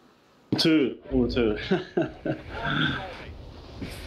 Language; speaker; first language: Swedish; native; Swedish